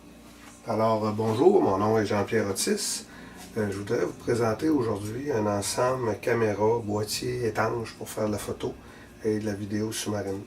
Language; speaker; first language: French; native; French